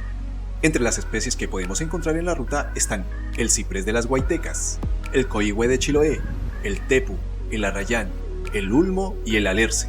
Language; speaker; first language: Spanish; native; Spanish